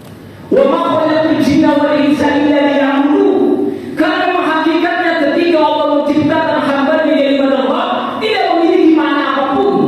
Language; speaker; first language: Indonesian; native; Indonesian